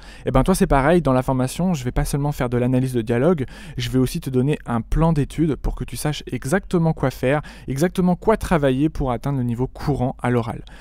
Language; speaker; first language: French; native; French